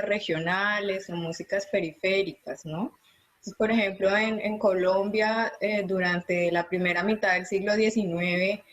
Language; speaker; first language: Spanish; native; Spanish